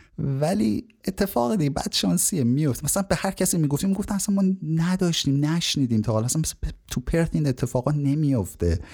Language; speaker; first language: Persian; native; Persian